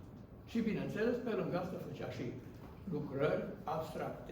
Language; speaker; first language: Romanian; non-native, local second language; Hungarian